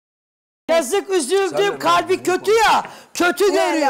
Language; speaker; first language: Turkish; native; Turkish